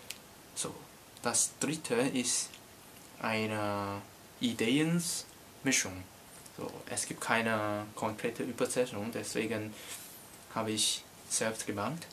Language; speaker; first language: German; non-native, learner; Cantonese